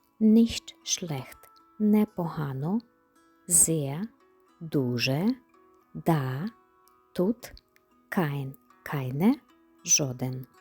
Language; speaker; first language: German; non-native, fluent; Ukrainian